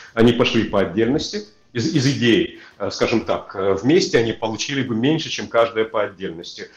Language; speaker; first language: Russian; native; Russian